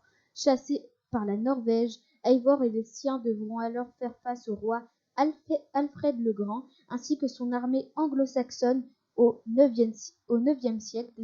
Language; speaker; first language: French; native; French